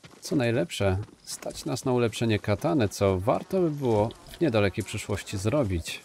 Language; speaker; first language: Polish; native; Polish